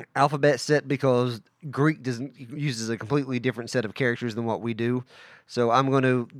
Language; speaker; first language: English; native; English